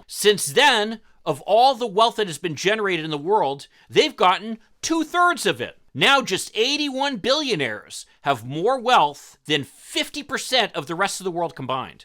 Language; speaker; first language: English; native; English